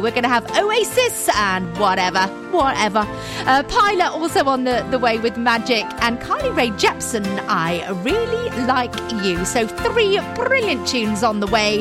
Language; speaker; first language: English; native; English